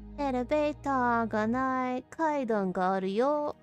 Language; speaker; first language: Japanese; non-native, learner; English